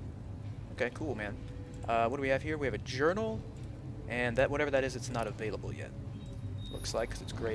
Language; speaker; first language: English; native; English